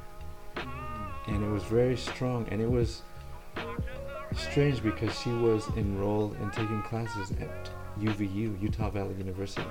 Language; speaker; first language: English; early bilingual, other home language; Spanish